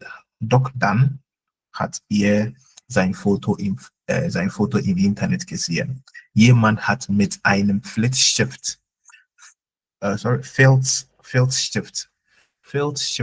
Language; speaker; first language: German; non-native, fluent; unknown